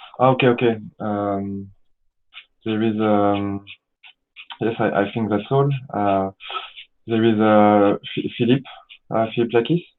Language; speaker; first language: English; non-native, learner; French